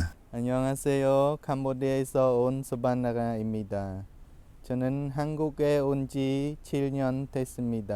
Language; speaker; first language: Korean; non-native, fluent; Khmer